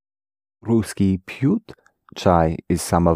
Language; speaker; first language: Russian; non-native, learner; English